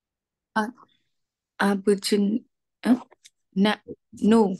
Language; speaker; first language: Korean; non-native, learner; Vietnamese